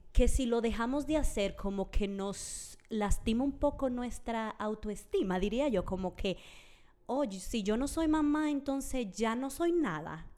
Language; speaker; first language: Spanish; native; Spanish